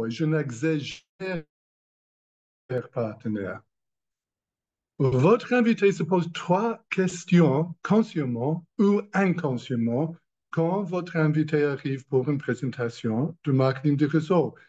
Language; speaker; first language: French; non-native, learner; English